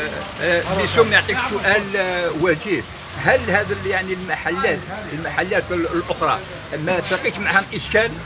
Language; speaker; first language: Arabic; native; Arabic